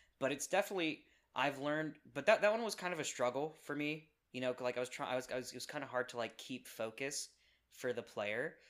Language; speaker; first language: English; native; English